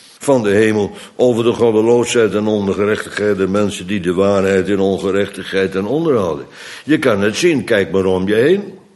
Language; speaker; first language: Dutch; native; Dutch